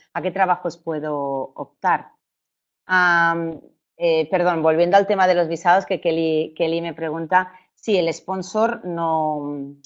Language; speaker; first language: Spanish; native; Spanish